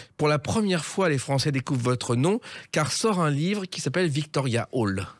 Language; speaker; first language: French; native; French